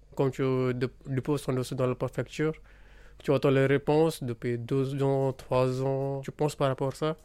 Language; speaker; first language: French; non-native, learner; Punjabi